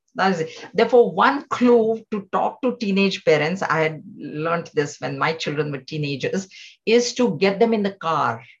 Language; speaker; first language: English; non-native, local second language; Marathi